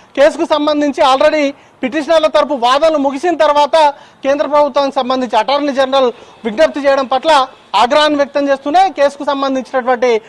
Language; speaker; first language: Telugu; native; Telugu